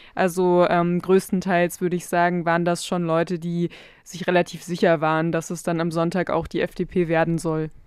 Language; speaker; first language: German; native; German